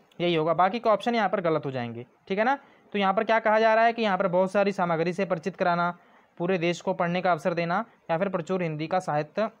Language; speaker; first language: Hindi; non-native, local second language; Punjabi